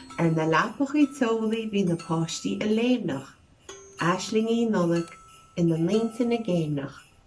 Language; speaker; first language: Irish; native; Irish